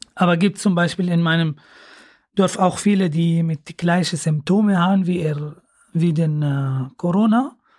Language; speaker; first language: German; non-native, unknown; Arabic